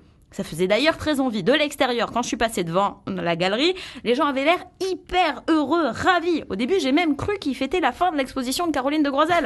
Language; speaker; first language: French; native; French